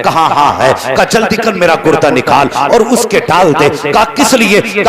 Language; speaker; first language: Hindi; native; Hindi